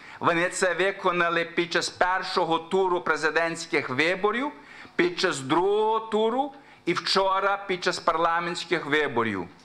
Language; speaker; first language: Ukrainian; early bilingual, heritage; Ukrainian